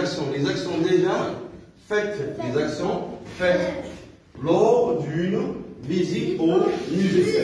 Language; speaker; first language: French; non-native, local second language; Arabic